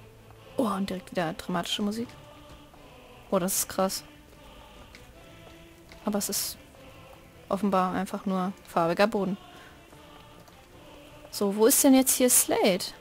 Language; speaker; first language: German; native; German